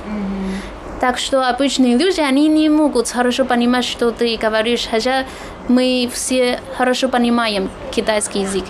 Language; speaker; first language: Russian; non-native, fluent; Chinese